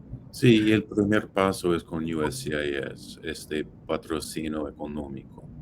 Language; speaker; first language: Spanish; non-native, fluent; English